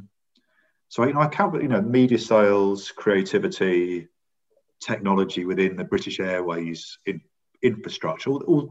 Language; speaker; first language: English; native; English